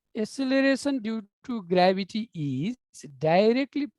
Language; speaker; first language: English; non-native, local second language; Nepali